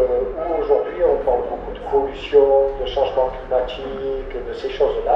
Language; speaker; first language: French; native; French